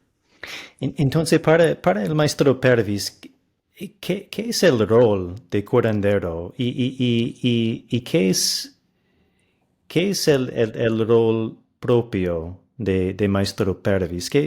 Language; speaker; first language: Spanish; non-native, fluent; English